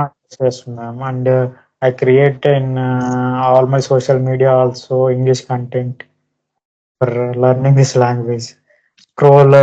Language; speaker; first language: English; non-native, learner; Telugu